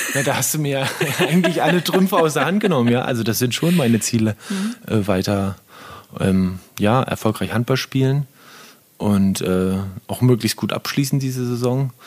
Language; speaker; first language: German; native; German